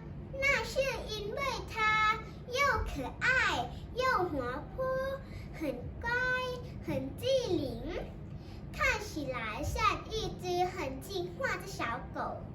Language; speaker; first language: Chinese; non-native, learner; Thai